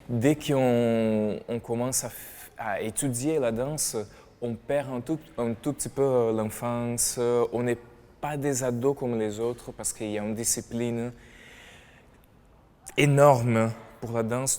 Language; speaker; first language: French; non-native, fluent; Portuguese